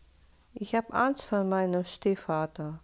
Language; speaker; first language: German; non-native, learner; Russian